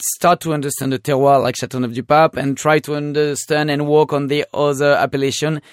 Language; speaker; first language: English; non-native, fluent; French